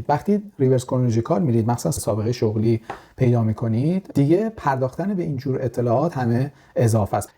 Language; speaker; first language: Persian; native; Persian